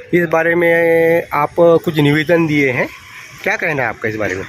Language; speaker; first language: Hindi; non-native, local second language; Marathi